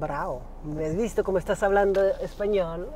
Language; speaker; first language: Spanish; native; Spanish